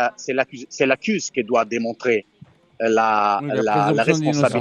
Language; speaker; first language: French; non-native, fluent; Italian